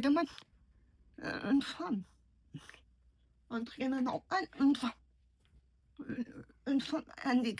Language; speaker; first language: French; non-native, learner; Mongolian